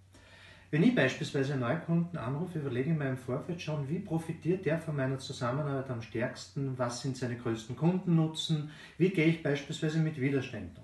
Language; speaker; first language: German; native; German